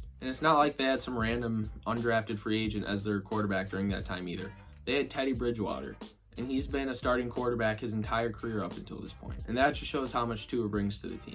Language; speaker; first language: English; native; English